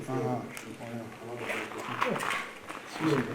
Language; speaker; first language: Russian; non-native, learner; English